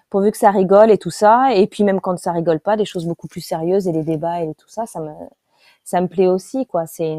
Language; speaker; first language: French; native; French